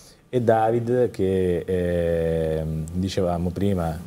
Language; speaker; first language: Italian; native; Italian